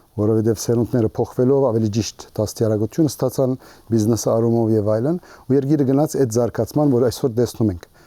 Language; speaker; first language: Armenian; early bilingual, heritage; Armenian